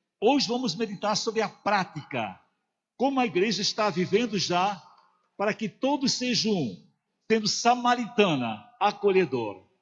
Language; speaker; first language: Portuguese; native; Portuguese